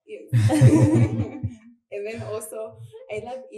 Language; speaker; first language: English; non-native, local second language; Tswana